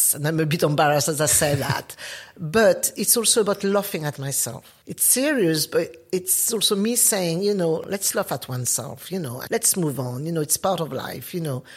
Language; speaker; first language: English; non-native, fluent; French